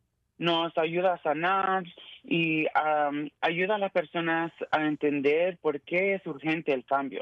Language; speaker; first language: Spanish; early bilingual, heritage; Spanish